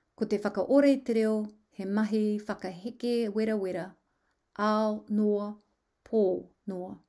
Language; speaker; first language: Māori; non-native, local second language; English